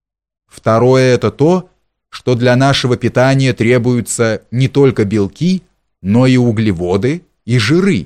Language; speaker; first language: Russian; native; Russian